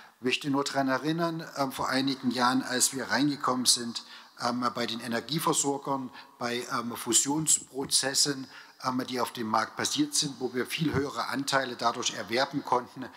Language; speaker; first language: German; native; German